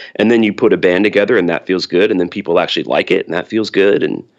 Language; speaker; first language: English; native; English